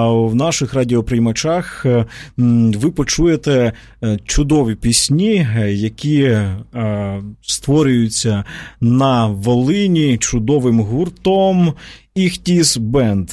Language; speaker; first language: Ukrainian; native; Ukrainian